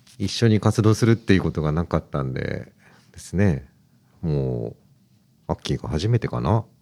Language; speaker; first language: Japanese; native; Japanese